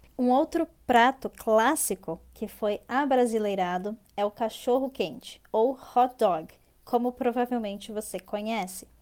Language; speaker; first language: Portuguese; native; Portuguese